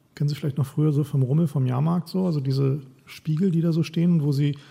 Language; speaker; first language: German; native; German